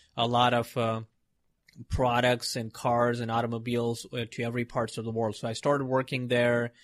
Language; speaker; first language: English; non-native, local second language; Hindi